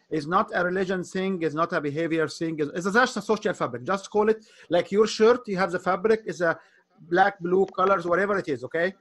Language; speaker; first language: English; non-native, fluent; Arabic